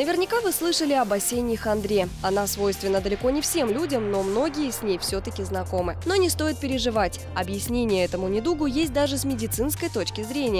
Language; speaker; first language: Russian; native; Russian